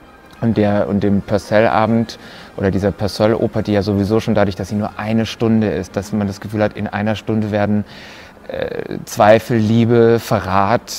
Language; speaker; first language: German; native; German